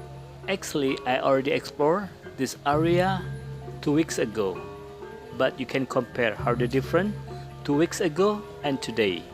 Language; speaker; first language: English; non-native, local second language; Indonesian